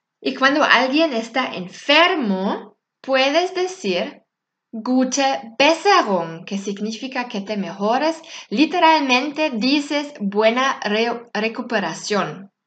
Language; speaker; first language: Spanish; non-native, fluent; German